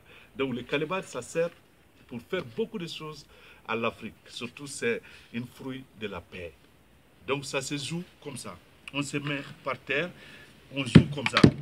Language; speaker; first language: French; non-native, local second language; Bambara